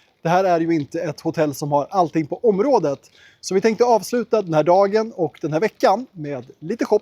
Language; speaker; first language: Swedish; native; Swedish